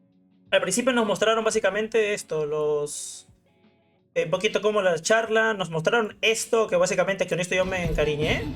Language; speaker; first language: Spanish; native; Spanish